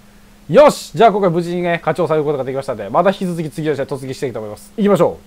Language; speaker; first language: Japanese; native; Japanese